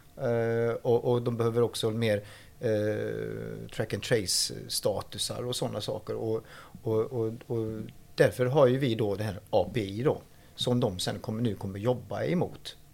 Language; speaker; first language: Swedish; non-native, fluent; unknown